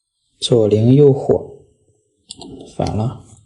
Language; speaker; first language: Chinese; native; Chinese